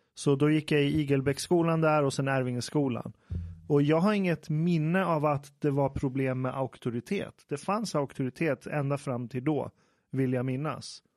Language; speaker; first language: Swedish; early bilingual, other home language; Persian